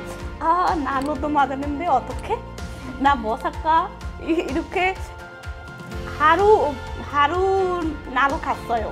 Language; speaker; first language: Korean; non-native, learner; Bangla